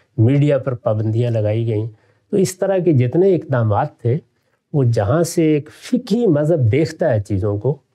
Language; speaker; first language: Urdu; non-native, local second language; Punjabi